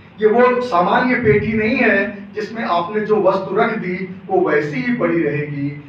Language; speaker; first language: Hindi; non-native, local second language; Awadhi